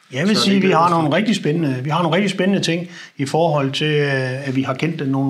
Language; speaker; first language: Danish; native; Danish